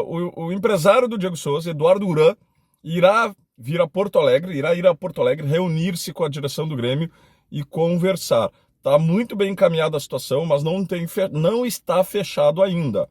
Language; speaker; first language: Portuguese; native; Portuguese